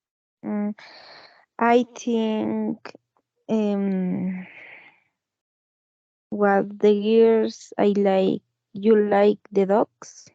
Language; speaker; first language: English; non-native, learner; Spanish